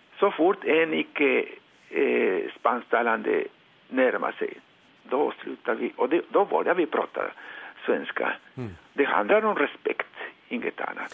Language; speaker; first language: Swedish; non-native, fluent; Spanish